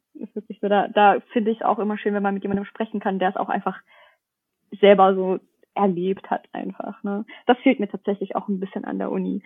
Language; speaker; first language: German; early bilingual, other home language; Russian